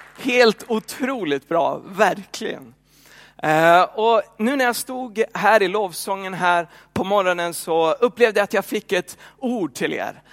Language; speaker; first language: Swedish; native; Swedish